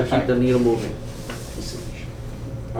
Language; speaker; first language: English; native; English